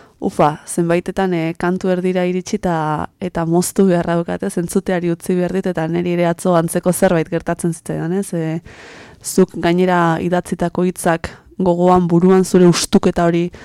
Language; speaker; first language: Basque; native; Basque